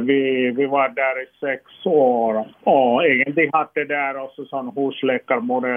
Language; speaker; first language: Swedish; non-native, local second language; Finnish